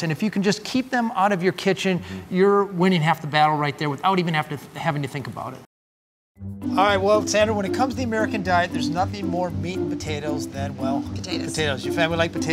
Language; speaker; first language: English; native; English